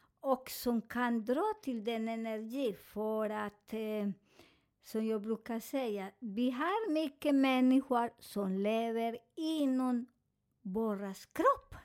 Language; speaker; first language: Swedish; non-native, fluent; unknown